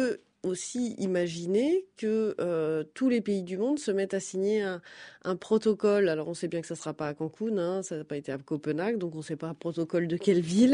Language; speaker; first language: French; native; French